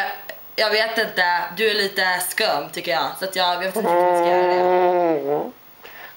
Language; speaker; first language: Swedish; native; Swedish